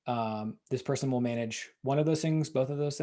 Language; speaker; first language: English; native; English